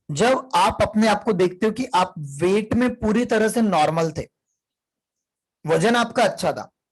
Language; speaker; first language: Hindi; native; Hindi